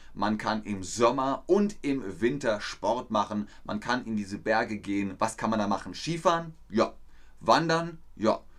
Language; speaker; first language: German; native; German